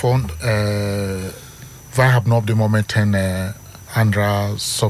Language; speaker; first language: Dutch; non-native, learner; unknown